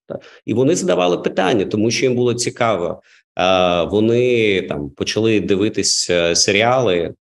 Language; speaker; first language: Ukrainian; non-native, local second language; Russian